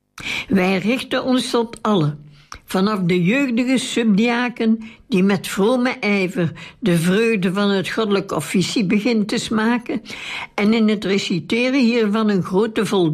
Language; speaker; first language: Dutch; native; Dutch